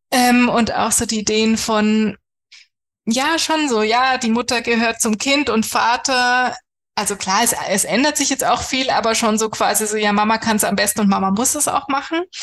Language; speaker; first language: German; native; German